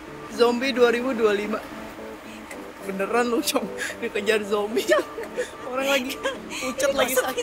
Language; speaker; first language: Indonesian; native; Indonesian